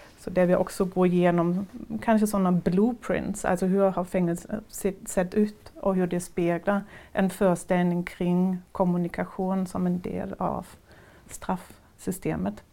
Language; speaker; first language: Swedish; non-native, fluent; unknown